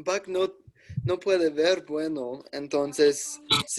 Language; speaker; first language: Spanish; non-native, learner; English